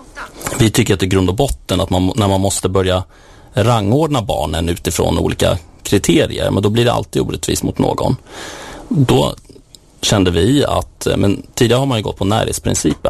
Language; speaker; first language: Swedish; native; Swedish